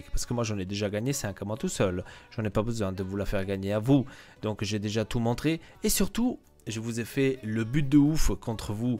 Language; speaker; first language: French; native; French